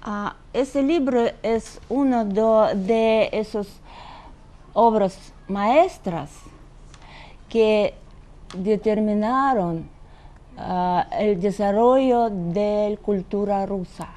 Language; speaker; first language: Spanish; non-native, fluent; Russian